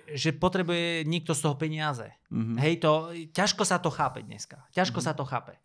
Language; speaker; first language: Slovak; native; Slovak